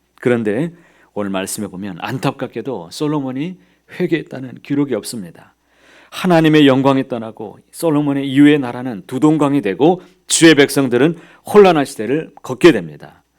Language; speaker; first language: Korean; native; Korean